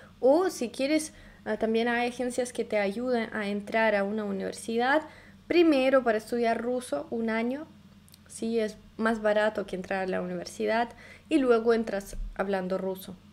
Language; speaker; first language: Spanish; non-native, fluent; Russian